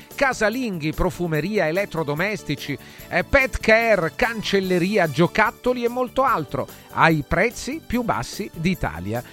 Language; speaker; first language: Italian; native; Italian